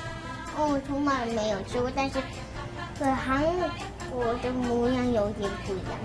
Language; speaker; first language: Korean; native; Korean